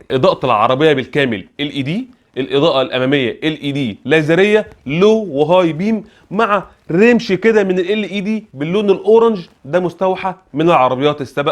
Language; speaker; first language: Arabic; native; Arabic